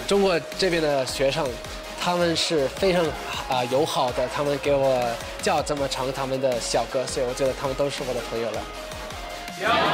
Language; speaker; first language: Chinese; non-native, learner; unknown